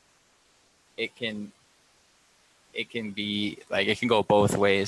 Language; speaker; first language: English; native; English